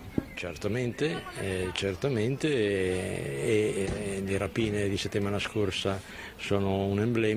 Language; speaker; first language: Italian; native; Italian